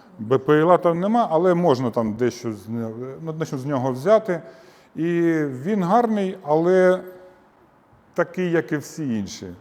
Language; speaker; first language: Ukrainian; non-native, local second language; Russian